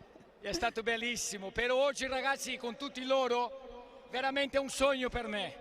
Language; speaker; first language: Italian; non-native, fluent; Portuguese